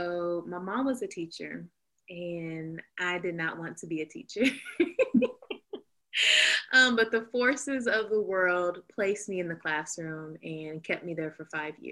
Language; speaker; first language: English; native; English